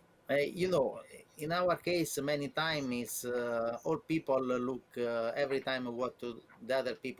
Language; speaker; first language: English; non-native, learner; Italian